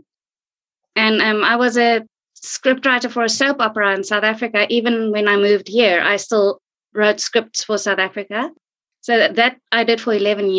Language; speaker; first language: English; non-native, local second language; Afrikaans